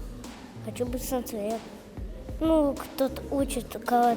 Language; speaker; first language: Russian; non-native, local second language; Kyrgyz